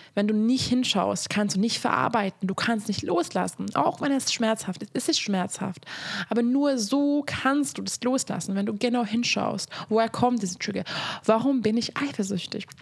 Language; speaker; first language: German; non-native, fluent; Hungarian